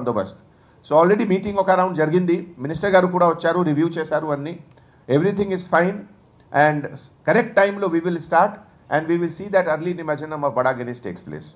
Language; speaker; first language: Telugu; non-native, fluent; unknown